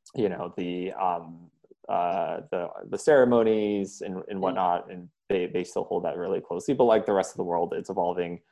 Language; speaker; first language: English; early bilingual, other home language; Indonesian